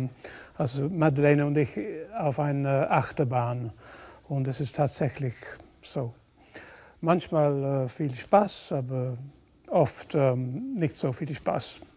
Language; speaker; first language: German; non-native, fluent; English